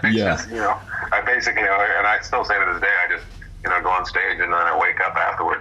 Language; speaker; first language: English; native; English